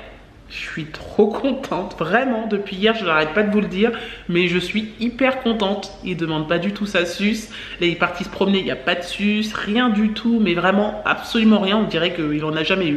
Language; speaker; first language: French; native; French